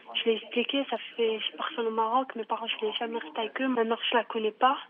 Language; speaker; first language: French; non-native, fluent; Arabic